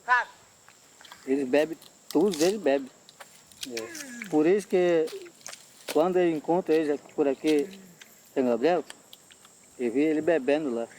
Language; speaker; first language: Portuguese; non-native, local second language; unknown